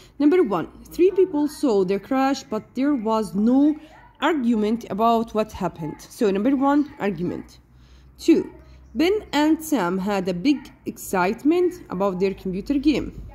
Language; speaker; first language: English; non-native, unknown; Arabic